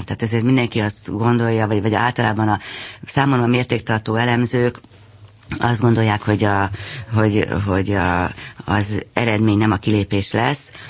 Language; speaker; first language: Hungarian; native; Hungarian